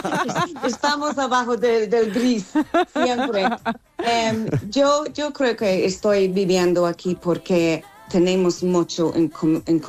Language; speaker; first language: Spanish; non-native, learner; English